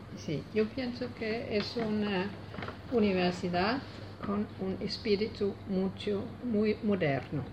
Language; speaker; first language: Spanish; non-native, learner; Danish